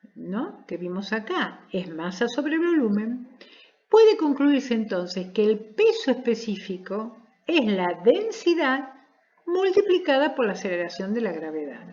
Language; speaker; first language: Spanish; native; Spanish